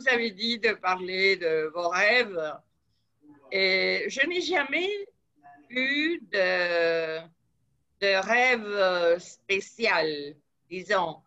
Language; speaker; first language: French; non-native, fluent; Spanish